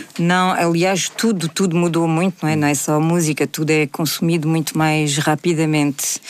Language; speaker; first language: Portuguese; early bilingual, heritage; Portuguese